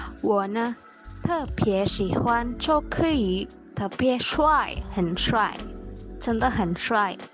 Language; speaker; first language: Chinese; non-native, learner; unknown